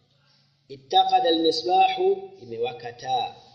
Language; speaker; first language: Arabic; non-native, fluent; Swahili